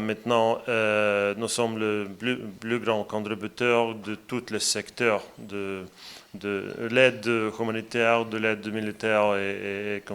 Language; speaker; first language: French; non-native, fluent; Latvian